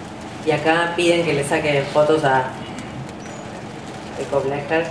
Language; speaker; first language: Spanish; native; Spanish